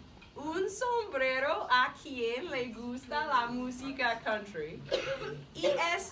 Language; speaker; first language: Spanish; non-native, fluent; English